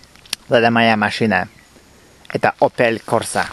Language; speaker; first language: Russian; early bilingual, heritage; Russian